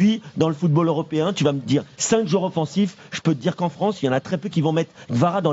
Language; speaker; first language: French; native; French